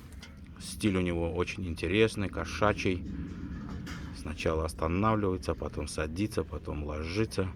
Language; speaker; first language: Russian; native; Russian